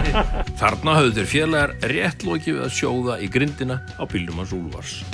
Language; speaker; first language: Icelandic; native; Icelandic